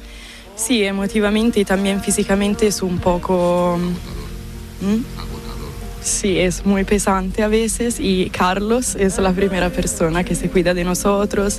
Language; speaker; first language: Spanish; non-native, fluent; Italian